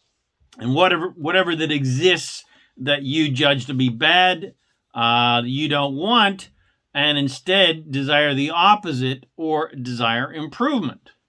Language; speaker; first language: English; native; English